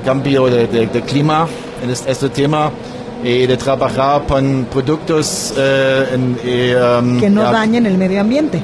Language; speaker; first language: Spanish; non-native, learner; German